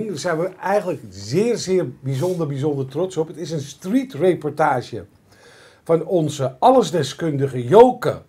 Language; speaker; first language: Dutch; native; Dutch